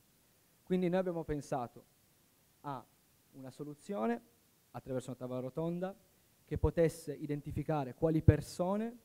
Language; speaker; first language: Italian; native; Italian